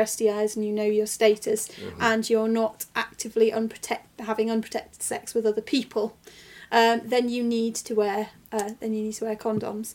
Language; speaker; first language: English; native; English